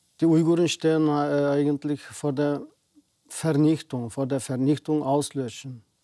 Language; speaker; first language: German; non-native, fluent; Uyghur